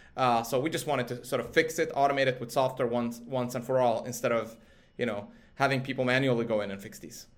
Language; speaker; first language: English; early bilingual, other home language; Swedish